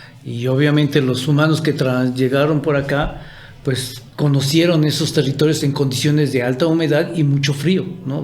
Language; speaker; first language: Spanish; native; Spanish